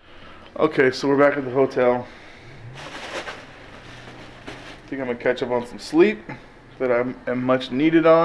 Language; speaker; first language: English; native; English